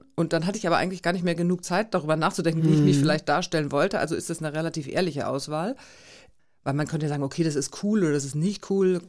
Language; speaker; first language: German; native; German